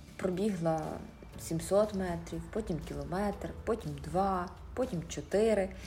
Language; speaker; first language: Ukrainian; native; Ukrainian